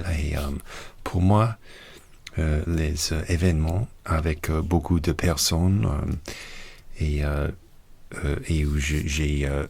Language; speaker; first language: French; non-native, learner; English